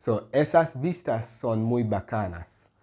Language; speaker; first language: Spanish; non-native, fluent; English